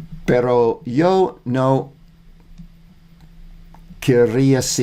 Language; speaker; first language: Spanish; non-native, learner; English